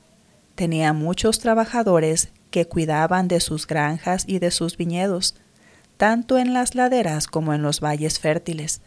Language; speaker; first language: Spanish; native; Spanish